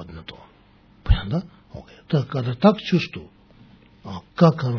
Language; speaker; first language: Russian; non-native, learner; Tibetan